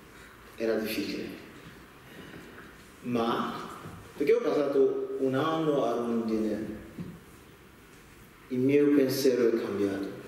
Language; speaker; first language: Italian; non-native, learner; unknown